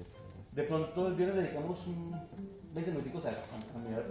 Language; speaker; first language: Spanish; native; Spanish